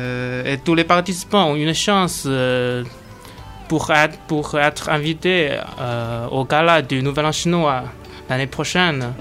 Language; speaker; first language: French; non-native, learner; Chinese